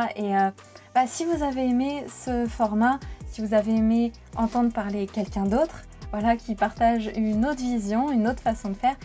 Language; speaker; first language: French; native; French